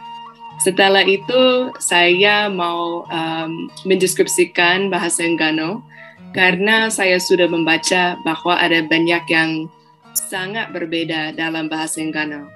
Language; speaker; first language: Indonesian; non-native, fluent; English